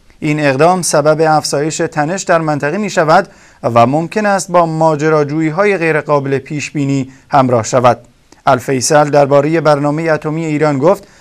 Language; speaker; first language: Persian; non-native, local second language; Kurdish